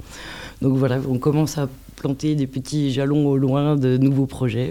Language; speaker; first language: French; native; French